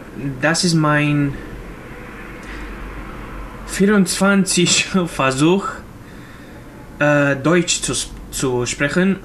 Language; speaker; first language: German; non-native, learner; Romanian